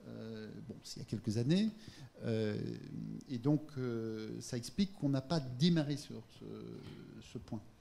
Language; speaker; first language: French; native; French